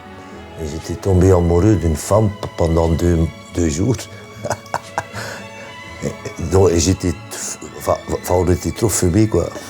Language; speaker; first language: French; non-native, local second language; Dutch